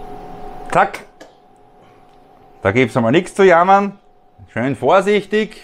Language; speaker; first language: German; native; German